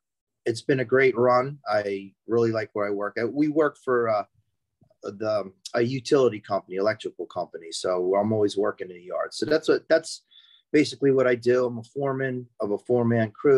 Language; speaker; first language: English; native; English